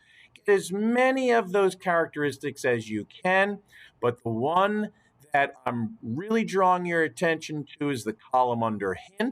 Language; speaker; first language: English; native; English